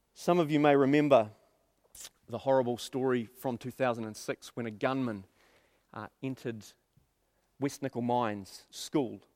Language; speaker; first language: English; native; English